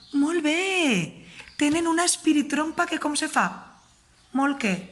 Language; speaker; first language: Catalan; native; Catalan